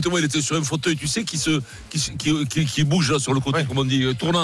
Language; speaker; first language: French; native; French